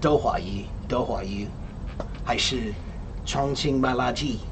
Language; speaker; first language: Chinese; non-native, learner; English